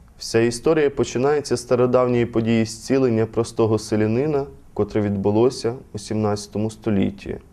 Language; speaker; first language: Ukrainian; native; Ukrainian